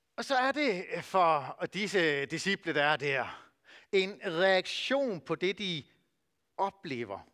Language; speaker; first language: Danish; native; Danish